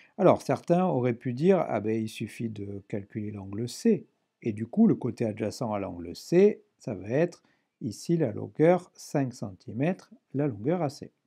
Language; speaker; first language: French; native; French